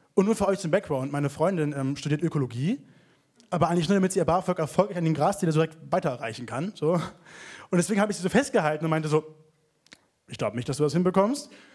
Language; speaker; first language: German; native; German